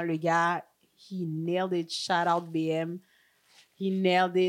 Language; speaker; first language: English; non-native, local second language; French